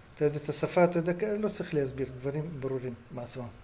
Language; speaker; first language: Hebrew; non-native, fluent; Russian